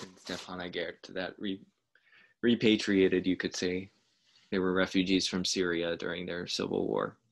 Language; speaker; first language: English; native; English